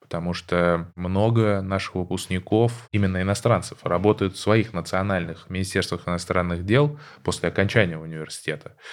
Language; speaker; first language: Russian; native; Russian